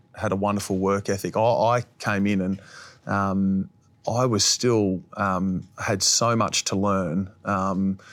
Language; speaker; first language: English; native; English